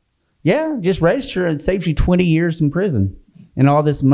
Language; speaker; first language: English; native; English